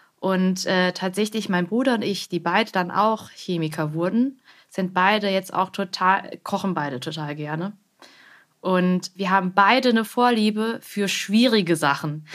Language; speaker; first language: German; early bilingual, other home language; Vietnamese